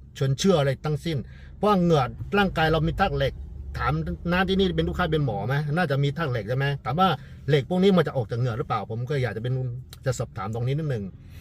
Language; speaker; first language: Thai; non-native, fluent; Chinese